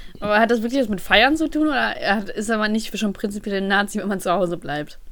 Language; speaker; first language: German; early bilingual, other home language; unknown